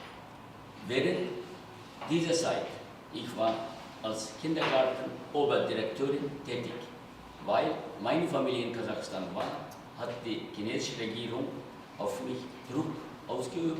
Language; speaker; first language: German; non-native, fluent; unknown